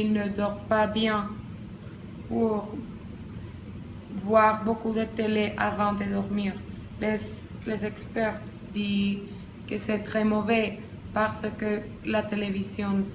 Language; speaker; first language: French; non-native, learner; Spanish